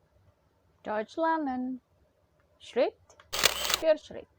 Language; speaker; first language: German; non-native, fluent; Indonesian